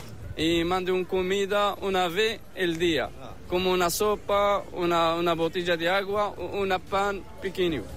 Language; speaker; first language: Spanish; non-native, learner; Arabic